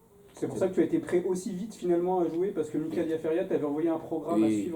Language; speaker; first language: French; native; French